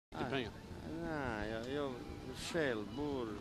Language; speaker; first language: Swedish; non-native, learner; Serbian